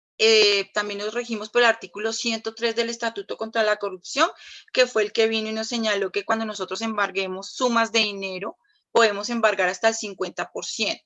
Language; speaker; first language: Spanish; native; Spanish